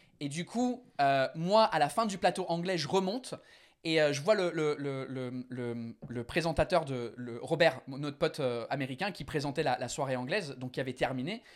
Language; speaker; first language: French; non-native, fluent; English